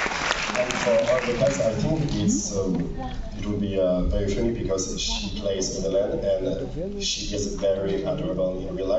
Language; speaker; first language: English; non-native, learner; French